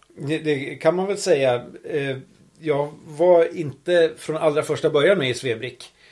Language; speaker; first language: Swedish; native; Swedish